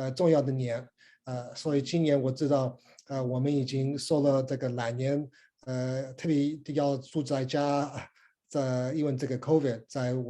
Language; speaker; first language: Chinese; early bilingual, heritage; Chinese